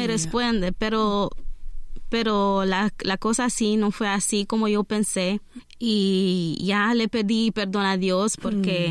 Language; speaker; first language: Spanish; non-native, learner; Romanian